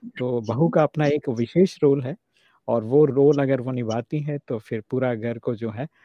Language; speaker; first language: Hindi; native; Hindi